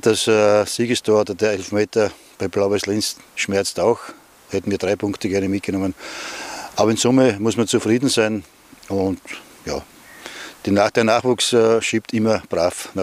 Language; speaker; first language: German; native; German